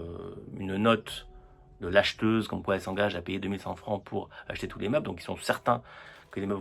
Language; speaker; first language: French; native; French